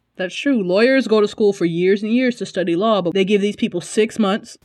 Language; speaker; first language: English; native; English